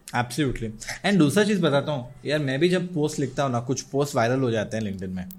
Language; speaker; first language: Hindi; non-native, local second language; Odia